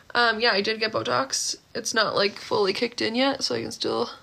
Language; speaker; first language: English; native; English